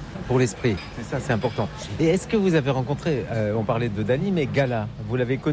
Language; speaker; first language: French; native; French